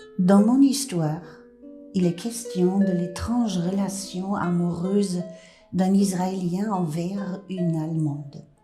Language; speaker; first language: French; non-native, fluent; German